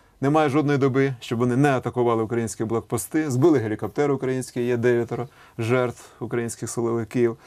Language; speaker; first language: Ukrainian; native; Ukrainian